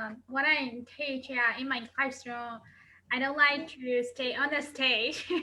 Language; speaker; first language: English; non-native, learner; Burmese